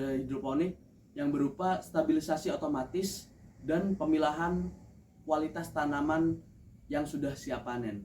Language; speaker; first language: Indonesian; non-native, local second language; Javanese